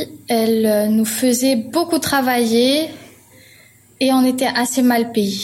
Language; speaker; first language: French; non-native, fluent; German